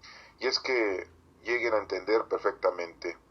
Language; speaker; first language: Spanish; native; Spanish